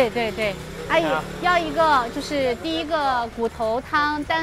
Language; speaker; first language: Chinese; native; Chinese